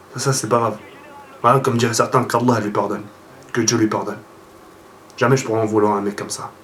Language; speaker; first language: French; early bilingual, other home language; Arabic